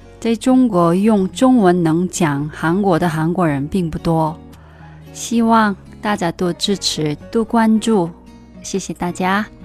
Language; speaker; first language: Chinese; non-native, fluent; Korean